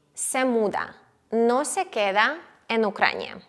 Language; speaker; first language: Spanish; non-native, fluent; Ukrainian